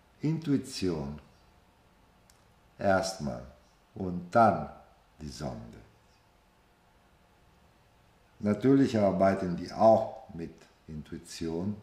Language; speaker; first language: German; non-native, fluent; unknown